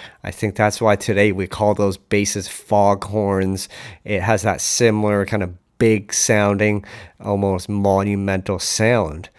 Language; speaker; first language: English; native; English